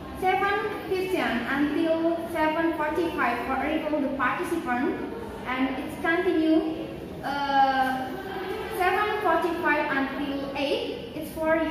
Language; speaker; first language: English; non-native, learner; Indonesian